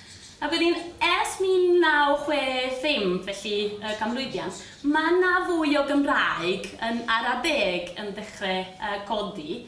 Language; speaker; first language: Welsh; non-native, fluent; Spanish